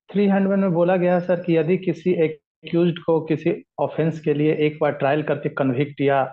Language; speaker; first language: Hindi; native; Hindi